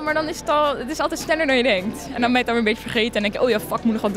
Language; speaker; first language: Dutch; native; Dutch